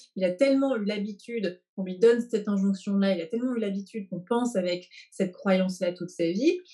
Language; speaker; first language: French; native; French